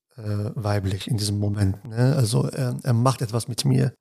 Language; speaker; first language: German; non-native, fluent; Arabic